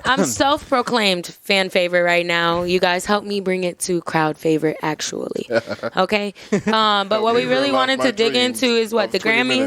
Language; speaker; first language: English; native; English